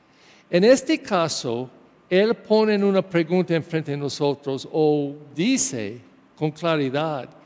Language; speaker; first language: Spanish; non-native, learner; English